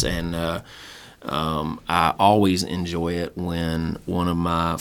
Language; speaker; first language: English; native; English